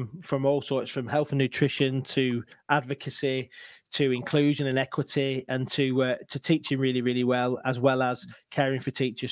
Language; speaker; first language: English; native; English